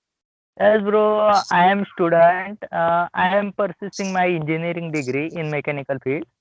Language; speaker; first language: English; non-native, learner; Marathi